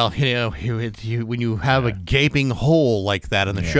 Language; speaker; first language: English; native; English